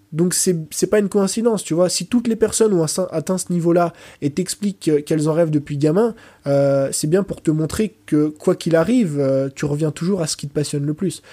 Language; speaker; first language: French; early bilingual, other home language; Portuguese